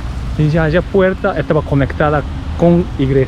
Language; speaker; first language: Spanish; non-native, learner; Japanese